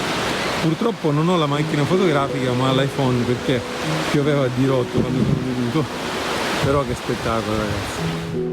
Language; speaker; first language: Italian; native; Italian